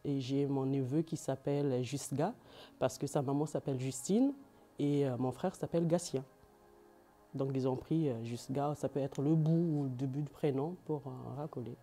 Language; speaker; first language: French; non-native, local second language; Lingala